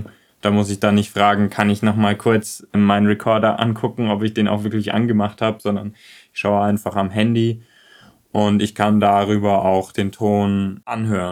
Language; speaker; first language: German; native; German